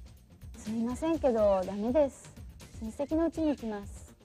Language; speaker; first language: Japanese; non-native, learner; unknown